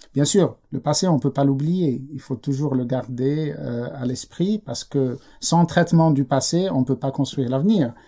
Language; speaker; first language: French; non-native, local second language; Arabic